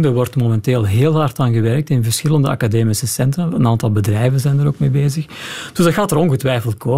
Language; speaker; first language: Dutch; native; Dutch